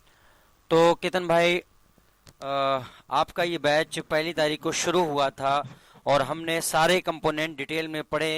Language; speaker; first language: Hindi; native; Hindi